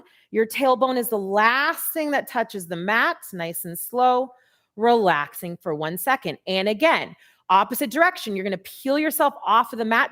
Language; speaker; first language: English; native; English